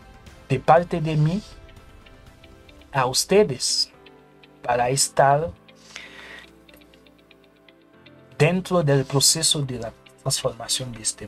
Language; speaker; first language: Spanish; non-native, fluent; Haitian Creole